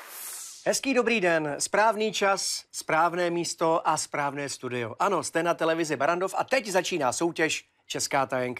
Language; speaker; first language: Czech; native; Czech